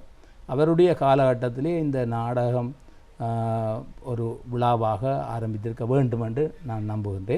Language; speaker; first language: Tamil; native; Tamil